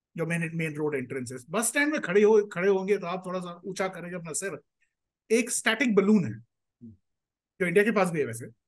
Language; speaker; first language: Hindi; native; Hindi